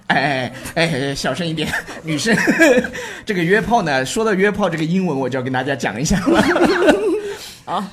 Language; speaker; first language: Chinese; native; Chinese